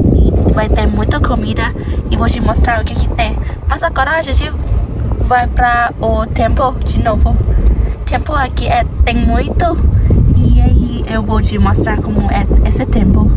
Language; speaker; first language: Portuguese; non-native, learner; Thai